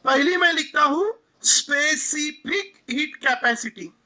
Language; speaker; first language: Hindi; non-native, local second language; Marathi